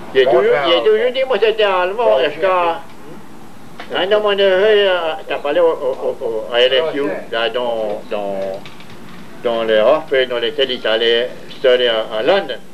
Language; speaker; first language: French; native; French